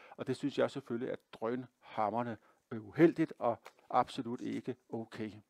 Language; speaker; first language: Danish; native; Danish